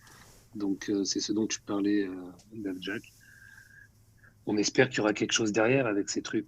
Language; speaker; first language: French; native; French